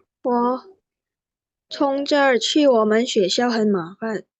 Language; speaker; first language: Chinese; non-native, learner; Indonesian